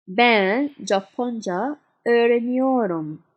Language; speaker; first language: Turkish; non-native, fluent; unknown